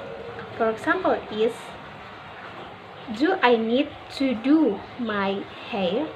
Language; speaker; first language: English; non-native, learner; Indonesian